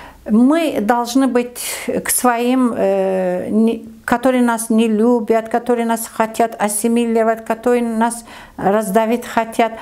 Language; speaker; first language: Russian; non-native, learner; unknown